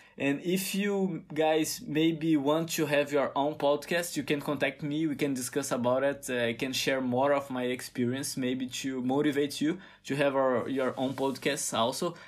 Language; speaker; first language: English; non-native, fluent; Portuguese